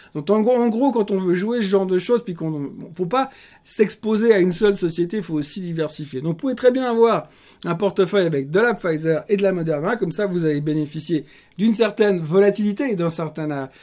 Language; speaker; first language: French; native; French